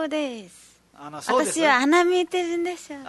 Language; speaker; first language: Japanese; non-native, learner; Nepali